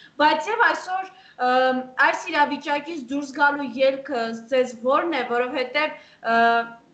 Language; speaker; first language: Armenian; native; Armenian